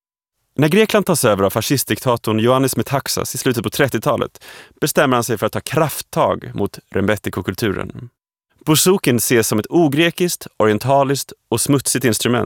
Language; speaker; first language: Swedish; native; Swedish